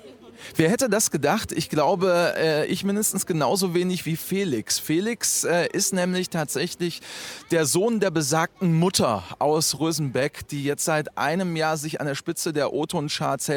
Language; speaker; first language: German; native; German